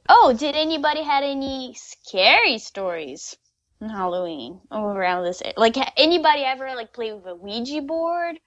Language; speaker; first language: English; non-native, fluent; Portuguese